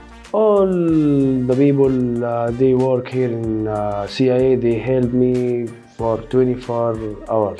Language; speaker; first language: English; non-native, learner; Arabic